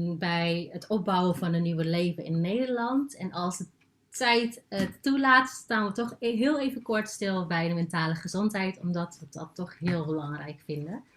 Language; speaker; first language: Dutch; non-native, local second language; Papiamento